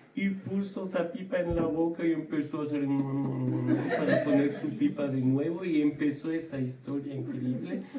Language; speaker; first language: Spanish; non-native, fluent; French